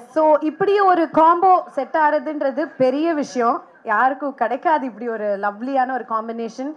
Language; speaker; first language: Tamil; native; Tamil